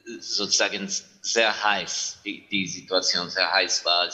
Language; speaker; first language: German; non-native, fluent; Ukrainian